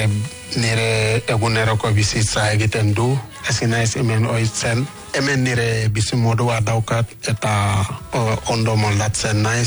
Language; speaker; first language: Basque; non-native, learner; Wolof